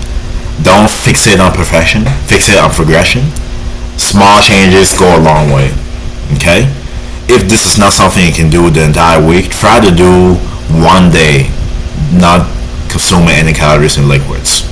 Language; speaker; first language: English; native; English